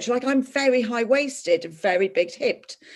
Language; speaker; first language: English; native; English